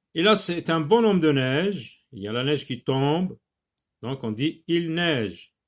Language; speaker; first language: French; non-native, local second language; Arabic